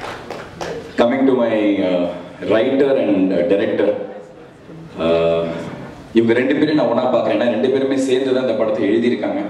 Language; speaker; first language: Tamil; native; Tamil